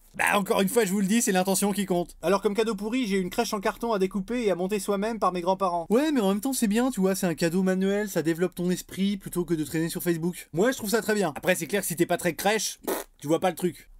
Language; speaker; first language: French; native; French